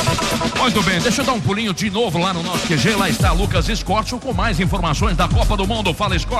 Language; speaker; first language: Portuguese; native; Portuguese